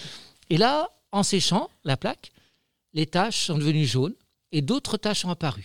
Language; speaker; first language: French; native; French